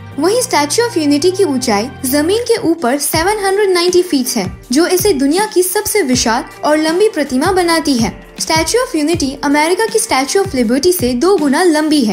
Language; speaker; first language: Hindi; native; Hindi